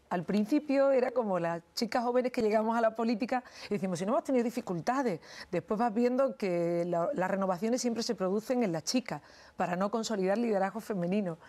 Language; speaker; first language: Spanish; native; Spanish